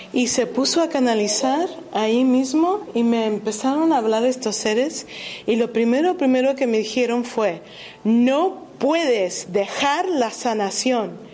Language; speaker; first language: Spanish; early bilingual, heritage; Spanish